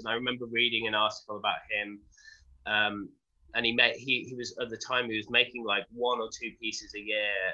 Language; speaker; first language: English; native; English